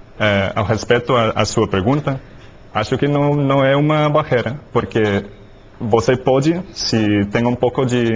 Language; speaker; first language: Portuguese; non-native, learner; English